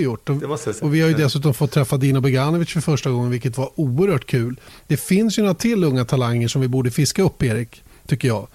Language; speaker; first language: Swedish; native; Swedish